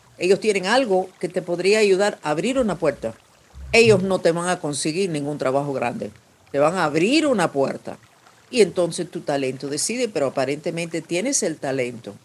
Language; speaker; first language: Spanish; non-native, fluent; English